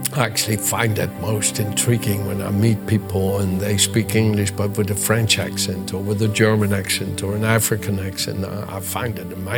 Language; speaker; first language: English; non-native, fluent; Dutch